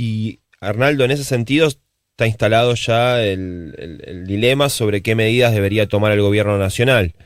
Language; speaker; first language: Spanish; native; Spanish